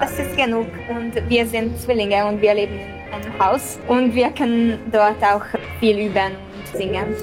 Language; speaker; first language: German; non-native, learner; Hungarian